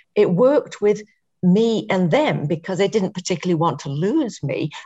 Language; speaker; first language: English; native; English